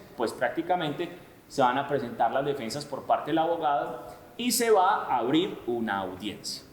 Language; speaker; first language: Spanish; native; Spanish